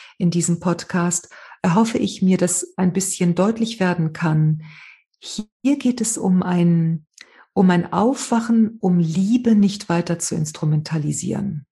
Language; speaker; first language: German; non-native, fluent; Spanish